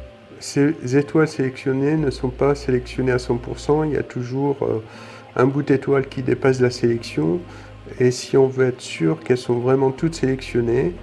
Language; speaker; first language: French; native; French